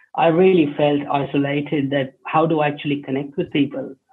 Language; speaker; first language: English; non-native, local second language; Hindi